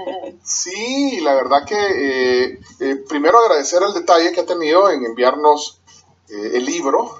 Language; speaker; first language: Spanish; native; Spanish